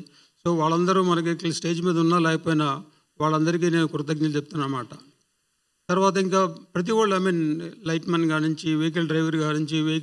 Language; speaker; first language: Telugu; native; Telugu